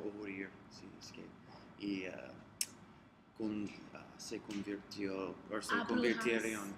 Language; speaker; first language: Spanish; non-native, learner; English